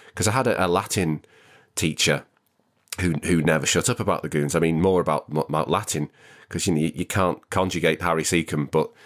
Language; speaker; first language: English; native; English